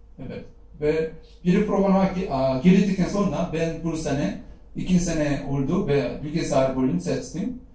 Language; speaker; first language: Turkish; non-native, fluent; Korean